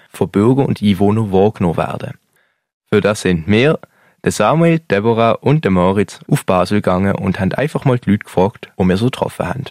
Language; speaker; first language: German; native; German